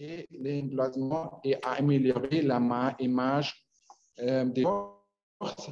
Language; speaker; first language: French; non-native, learner; Spanish